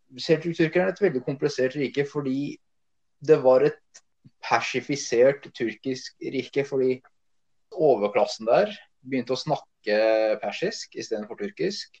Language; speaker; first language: Norwegian; early bilingual, other home language; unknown